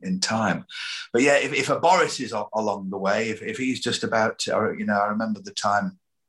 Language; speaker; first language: English; native; English